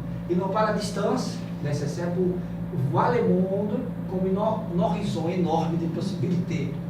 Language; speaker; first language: French; non-native, fluent; Portuguese